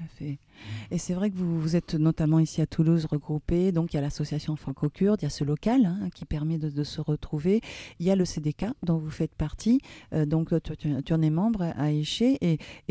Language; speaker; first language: French; native; French